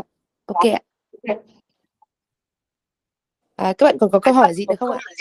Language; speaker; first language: Vietnamese; native; Vietnamese